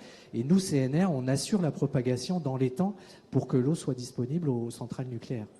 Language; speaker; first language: French; native; French